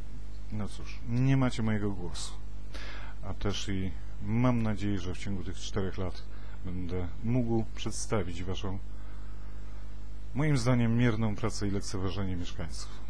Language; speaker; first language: Polish; native; Polish